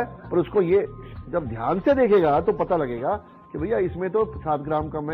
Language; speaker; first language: Hindi; native; Hindi